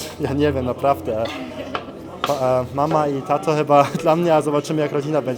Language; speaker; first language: Polish; early bilingual, heritage; German